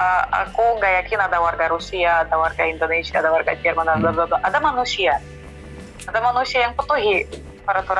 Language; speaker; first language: Indonesian; non-native, fluent; Russian